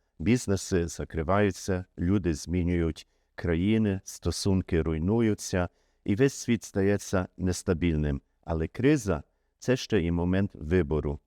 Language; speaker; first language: Ukrainian; early bilingual, heritage; Ukrainian